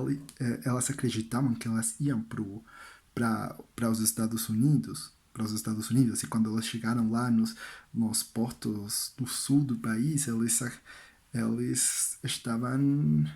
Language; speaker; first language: Portuguese; non-native, learner; Spanish